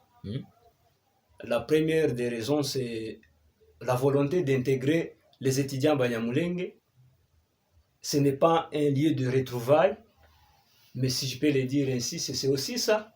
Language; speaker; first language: French; non-native, local second language; Kinyarwanda